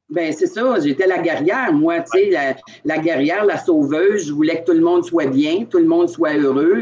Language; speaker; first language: French; native; French